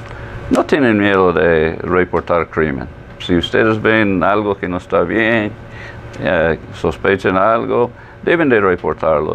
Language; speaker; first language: Spanish; non-native, fluent; English